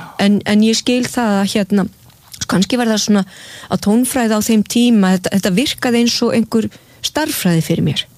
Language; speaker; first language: Icelandic; native; Icelandic